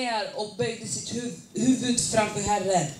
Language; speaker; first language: Swedish; non-native, fluent; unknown